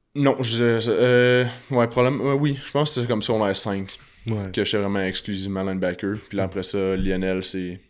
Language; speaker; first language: French; native; French